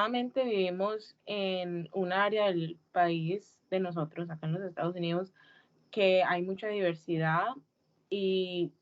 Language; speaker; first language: Spanish; early bilingual, heritage; Spanish